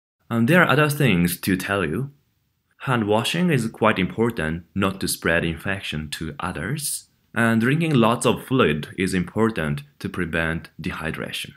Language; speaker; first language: English; non-native, fluent; Japanese